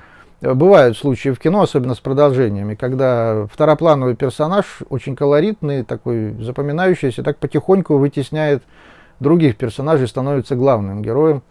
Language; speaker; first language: Russian; native; Russian